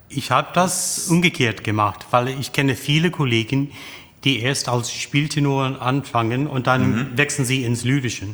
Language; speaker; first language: German; non-native, fluent; English